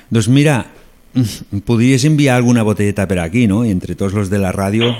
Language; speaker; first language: Catalan; non-native, local second language; Spanish